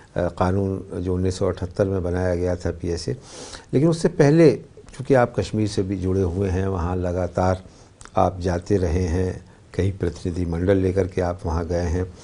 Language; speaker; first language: Hindi; native; Hindi